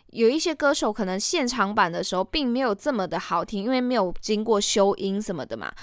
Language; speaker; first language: Chinese; native; Chinese